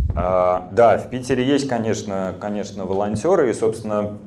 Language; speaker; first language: Russian; native; Russian